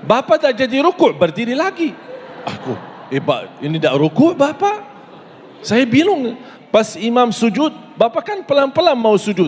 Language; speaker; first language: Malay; non-native, fluent; Arabic